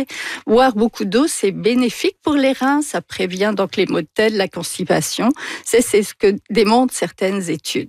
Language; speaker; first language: French; native; French